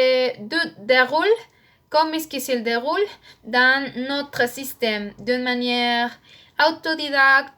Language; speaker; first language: French; non-native, learner; Spanish